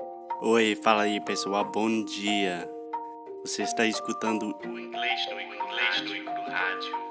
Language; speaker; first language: Portuguese; non-native, fluent; English